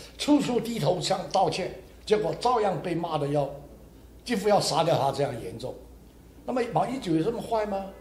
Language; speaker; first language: Chinese; non-native, local second language; Hakka Chinese